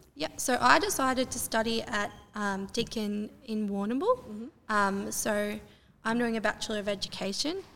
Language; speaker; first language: English; native; English